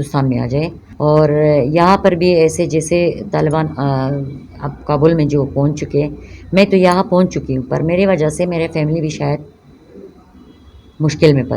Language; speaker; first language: Hindi; non-native, learner; Pashto